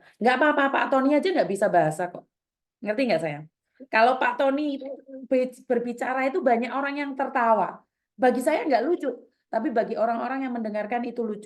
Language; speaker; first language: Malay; non-native, local second language; Javanese